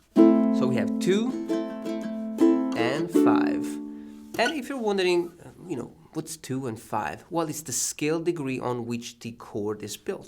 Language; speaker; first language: English; non-native, fluent; Italian